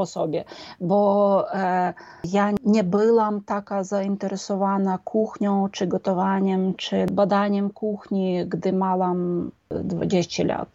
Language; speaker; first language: Polish; non-native, fluent; Ukrainian